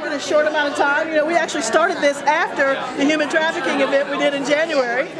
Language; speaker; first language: English; native; English